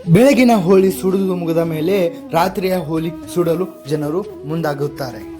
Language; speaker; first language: Kannada; non-native, local second language; Lambadi